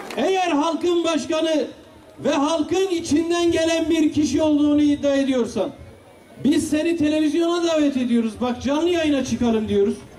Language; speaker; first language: Turkish; non-native, local second language; Kurdish